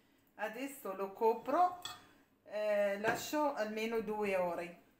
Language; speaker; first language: Italian; non-native, learner; Arabic